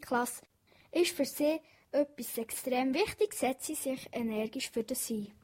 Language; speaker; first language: German; native; German